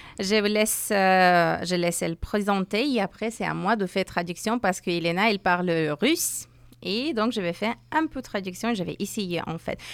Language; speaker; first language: French; non-native, learner; Persian